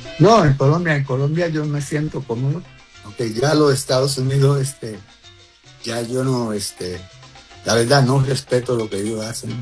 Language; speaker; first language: Spanish; early bilingual, heritage; Spanish